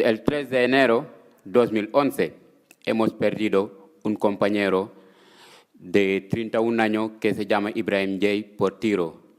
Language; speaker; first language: Spanish; non-native, fluent; Wolof